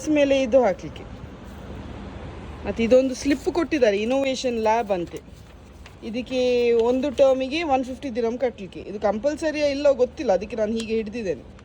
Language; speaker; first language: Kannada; native; Kannada